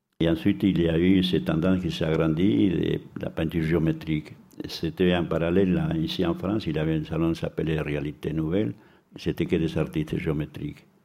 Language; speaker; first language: French; non-native, fluent; Spanish